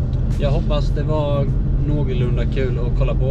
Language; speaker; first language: Swedish; native; Swedish